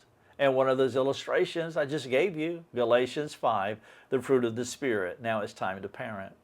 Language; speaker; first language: English; native; English